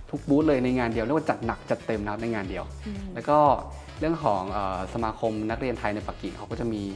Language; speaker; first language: Thai; native; Thai